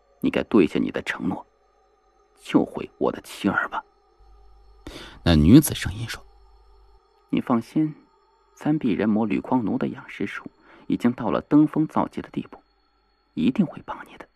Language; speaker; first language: Chinese; native; Chinese